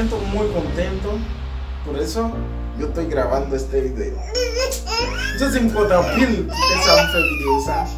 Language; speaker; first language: Spanish; non-native, learner; Haitian Creole